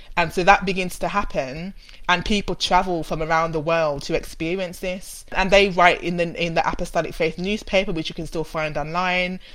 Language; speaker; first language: English; native; English